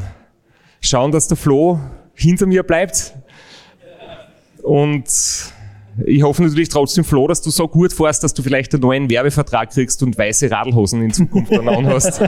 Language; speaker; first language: German; native; German